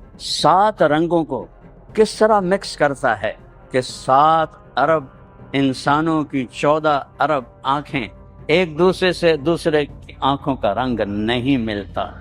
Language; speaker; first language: Urdu; non-native, local second language; Punjabi